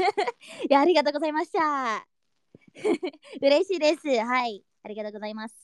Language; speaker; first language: Japanese; non-native, learner; Indonesian